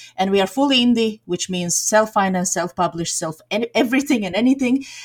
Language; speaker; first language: English; non-native, fluent; Serbian